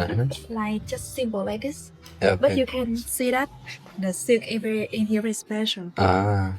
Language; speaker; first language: English; non-native, learner; Vietnamese